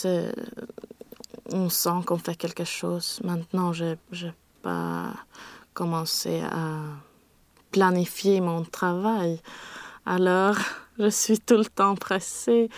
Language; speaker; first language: French; non-native, learner; Swedish